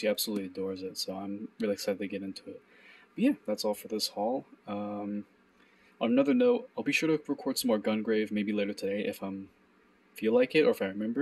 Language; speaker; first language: English; native; English